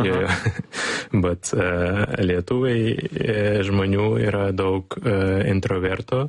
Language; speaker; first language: Lithuanian; non-native, learner; Ukrainian